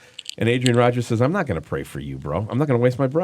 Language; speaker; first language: English; native; English